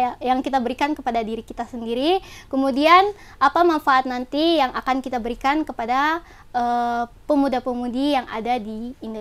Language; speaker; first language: Indonesian; native; Indonesian